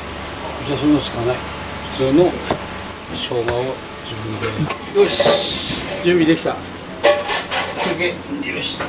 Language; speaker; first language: Japanese; native; Japanese